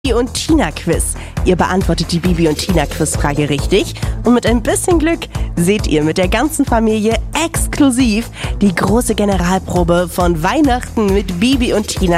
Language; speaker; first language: German; native; German